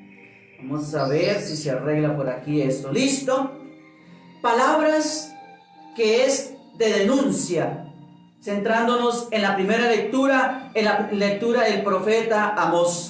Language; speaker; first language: Spanish; native; Spanish